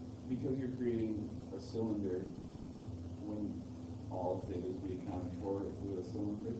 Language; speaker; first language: English; native; English